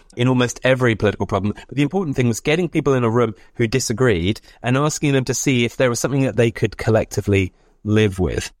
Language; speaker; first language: English; native; English